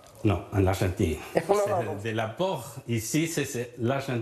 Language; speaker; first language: French; non-native, learner; Spanish